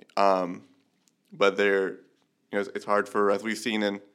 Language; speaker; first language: English; native; English